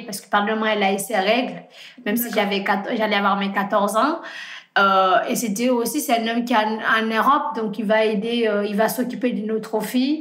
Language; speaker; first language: French; non-native, fluent; Fula